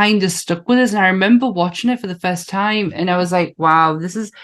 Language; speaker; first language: English; native; English